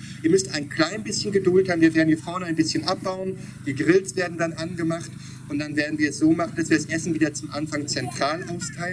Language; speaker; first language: German; native; German